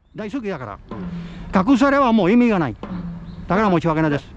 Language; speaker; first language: Japanese; non-native, fluent; Spanish